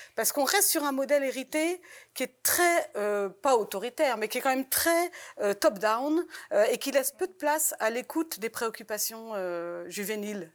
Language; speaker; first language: French; native; French